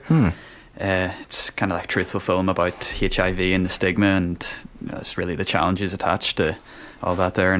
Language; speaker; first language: English; native; English